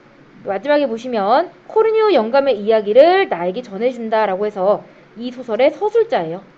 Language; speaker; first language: Korean; native; Korean